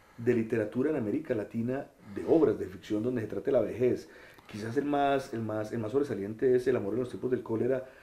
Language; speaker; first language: Spanish; native; Spanish